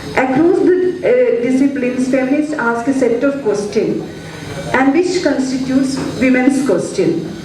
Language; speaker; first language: English; non-native, local second language; Malayalam